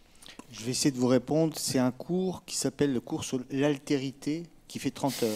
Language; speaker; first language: French; native; French